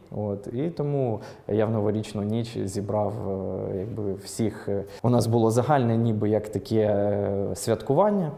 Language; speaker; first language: Ukrainian; non-native, local second language; Russian